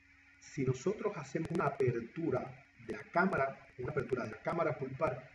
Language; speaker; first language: Spanish; native; Spanish